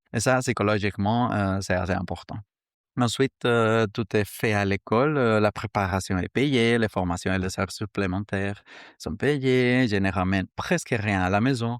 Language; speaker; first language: French; non-native, fluent; Spanish